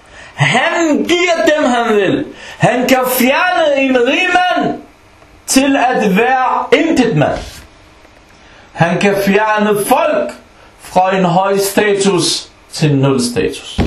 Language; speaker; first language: Danish; non-native, local second language; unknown